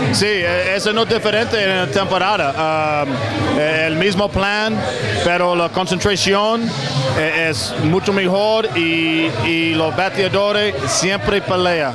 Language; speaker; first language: Spanish; non-native, learner; English